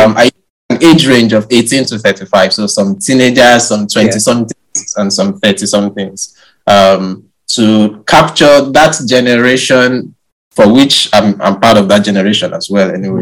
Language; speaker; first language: English; non-native, local second language; Yoruba